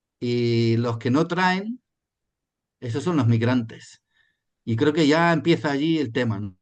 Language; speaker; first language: Spanish; non-native, fluent; German